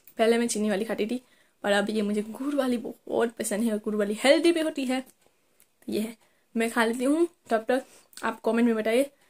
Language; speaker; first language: Hindi; non-native, local second language; Gujarati